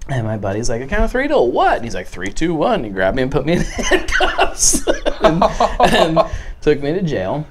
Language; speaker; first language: English; native; English